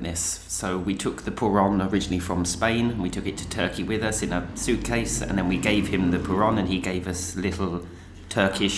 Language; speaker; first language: English; native; English